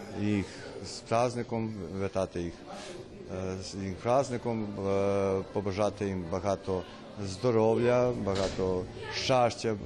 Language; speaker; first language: Ukrainian; early bilingual, heritage; Ukrainian